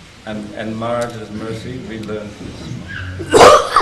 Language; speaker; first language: English; non-native, local second language; Bangla